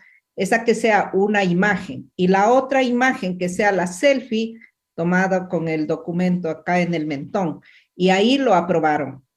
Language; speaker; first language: Spanish; native; Spanish